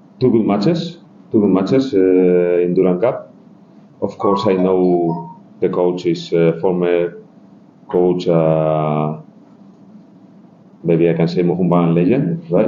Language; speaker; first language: English; non-native, learner; Spanish